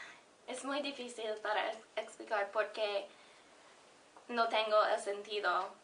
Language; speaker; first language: Spanish; early bilingual, heritage; Spanish